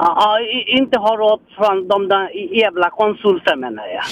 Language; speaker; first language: Swedish; non-native, fluent; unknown